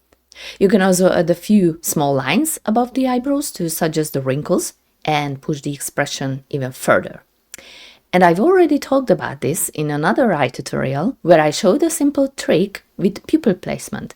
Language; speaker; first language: English; non-native, fluent; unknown